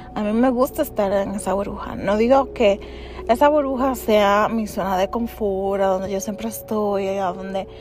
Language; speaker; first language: Spanish; early bilingual, heritage; Spanish